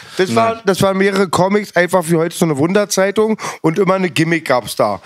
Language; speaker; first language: German; native; German